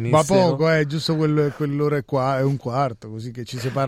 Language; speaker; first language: Italian; native; Italian